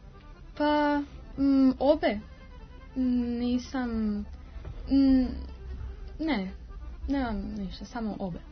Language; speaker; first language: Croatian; early bilingual, heritage; Croatian